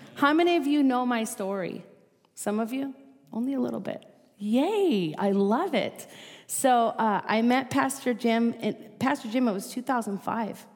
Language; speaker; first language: English; native; English